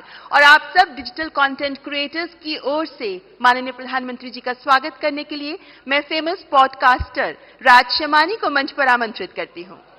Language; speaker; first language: Hindi; native; Hindi